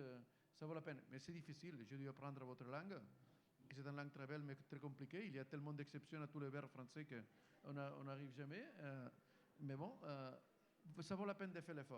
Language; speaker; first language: French; non-native, fluent; Spanish